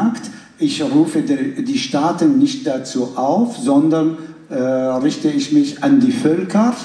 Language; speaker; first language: German; non-native, fluent; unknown